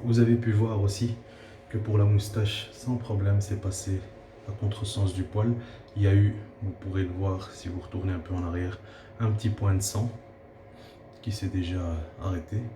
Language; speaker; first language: French; native; French